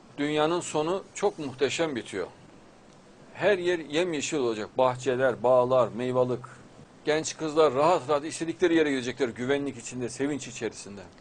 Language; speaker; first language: Turkish; native; Turkish